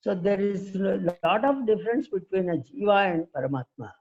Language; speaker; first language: English; non-native, local second language; Telugu